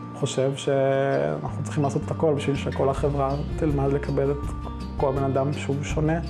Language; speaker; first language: Hebrew; non-native, local second language; Arabic